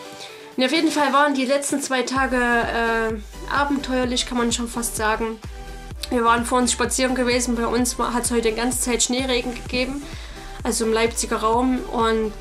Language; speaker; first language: German; native; German